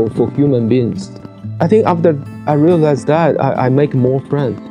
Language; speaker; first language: English; non-native, fluent; Chinese